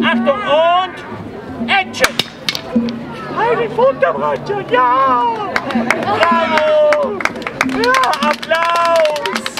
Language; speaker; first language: German; native; German